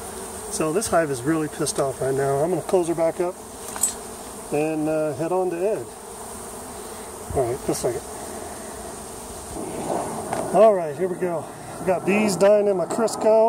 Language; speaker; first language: English; native; English